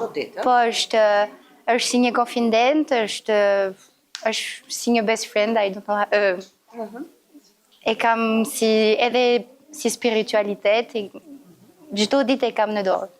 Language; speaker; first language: Albanian; early bilingual, heritage; Albanian